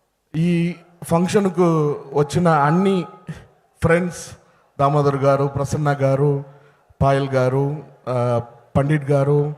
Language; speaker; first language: Telugu; non-native, learner; Tamil